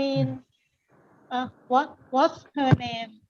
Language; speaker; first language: English; non-native, learner; Thai